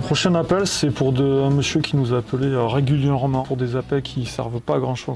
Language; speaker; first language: French; native; French